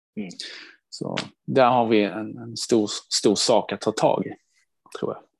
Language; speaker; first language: Swedish; early bilingual, other home language; Hebrew